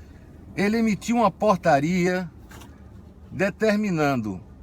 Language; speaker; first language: Portuguese; native; Portuguese